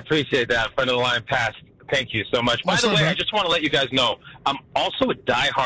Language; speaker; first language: English; native; English